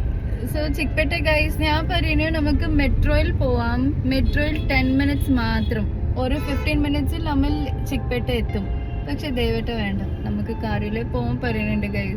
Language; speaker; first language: Malayalam; non-native, local second language; Kannada